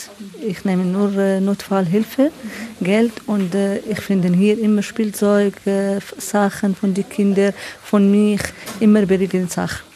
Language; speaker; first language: German; non-native, learner; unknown